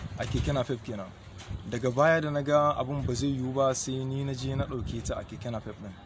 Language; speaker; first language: Hausa; native; Hausa